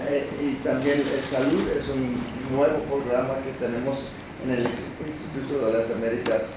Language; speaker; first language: Spanish; non-native, learner; English